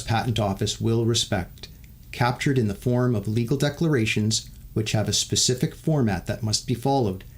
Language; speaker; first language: English; native; English